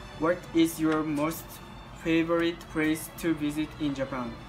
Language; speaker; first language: English; non-native, learner; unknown